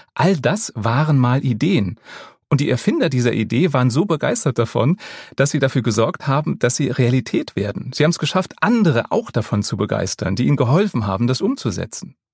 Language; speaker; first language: German; native; German